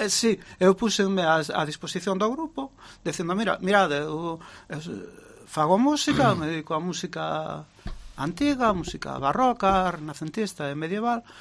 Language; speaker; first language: Galician; native; Galician